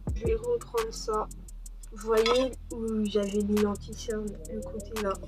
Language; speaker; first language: French; early bilingual, other home language; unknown